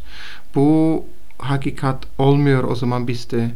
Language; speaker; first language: Turkish; non-native, fluent; Bulgarian